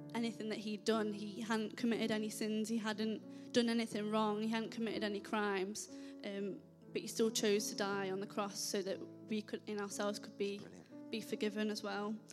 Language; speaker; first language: English; native; English